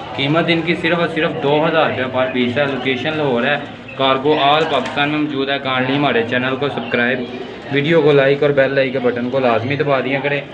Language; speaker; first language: Urdu; native; Urdu